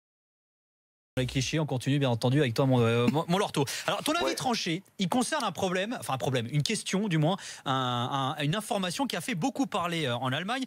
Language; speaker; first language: French; native; French